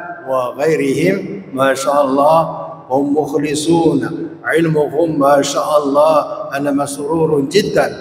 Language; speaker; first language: Arabic; non-native, fluent; Chinese